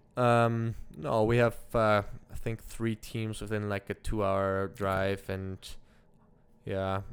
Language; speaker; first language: English; early bilingual, other home language; German